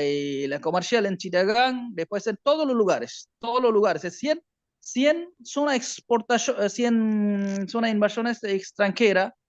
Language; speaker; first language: Spanish; non-native, learner; Bangla